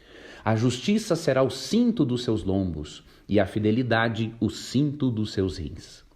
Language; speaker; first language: Portuguese; native; Portuguese